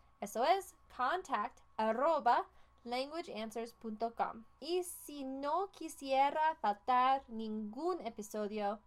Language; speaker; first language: Spanish; non-native, fluent; English